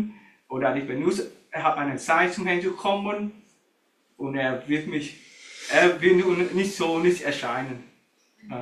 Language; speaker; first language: German; non-native, learner; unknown